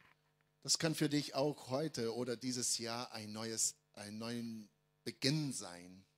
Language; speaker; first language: German; non-native, fluent; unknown